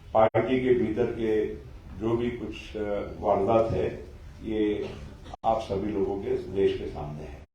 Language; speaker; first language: Hindi; non-native, local second language; Marathi